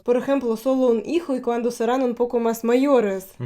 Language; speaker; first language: Spanish; non-native, learner; Russian